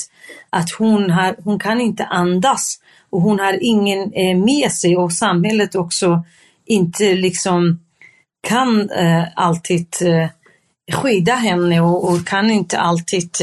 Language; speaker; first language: Swedish; non-native, fluent; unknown